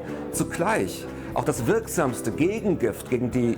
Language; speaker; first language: German; native; German